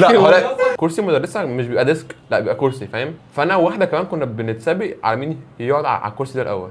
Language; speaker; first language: Arabic; native; Arabic